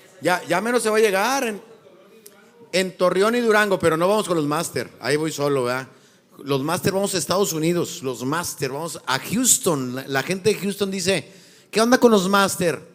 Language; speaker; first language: Spanish; native; Spanish